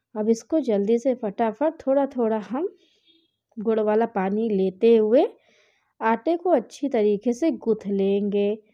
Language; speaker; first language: Hindi; native; Hindi